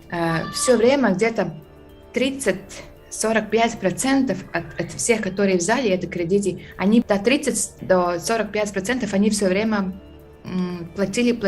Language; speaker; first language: Russian; non-native, fluent; Latvian